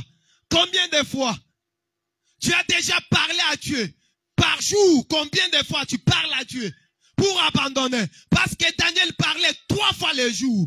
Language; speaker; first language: French; non-native, local second language; Lingala